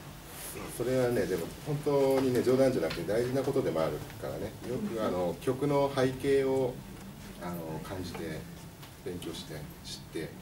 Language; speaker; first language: Japanese; non-native, fluent; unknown